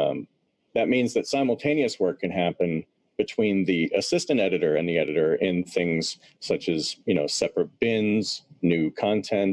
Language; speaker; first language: English; native; English